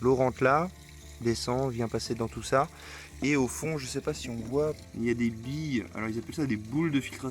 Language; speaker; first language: French; native; French